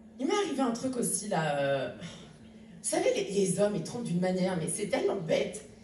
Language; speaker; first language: French; native; French